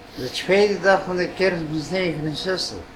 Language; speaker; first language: Dutch; non-native, learner; Greek